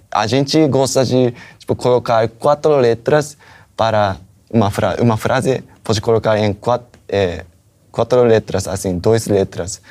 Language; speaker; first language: Portuguese; non-native, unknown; Japanese